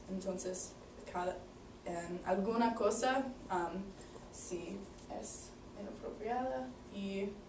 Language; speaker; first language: Spanish; non-native, learner; English